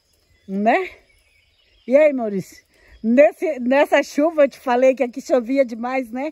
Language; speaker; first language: Portuguese; native; Portuguese